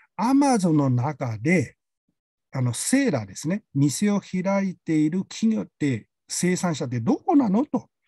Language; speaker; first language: Japanese; non-native, fluent; Chinese